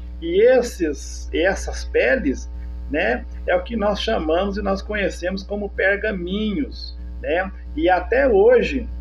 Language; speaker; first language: Portuguese; native; Portuguese